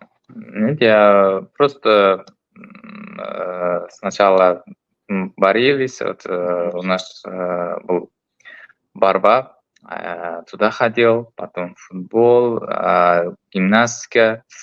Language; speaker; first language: Russian; non-native, learner; Uzbek